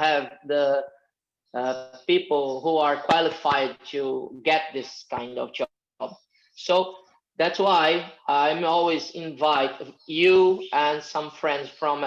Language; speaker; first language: English; non-native, fluent; Portuguese